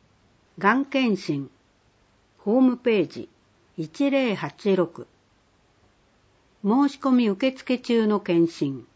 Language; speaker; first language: Japanese; native; Japanese